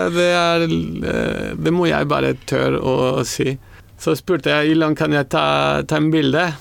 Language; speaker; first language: Norwegian; non-native, fluent; Spanish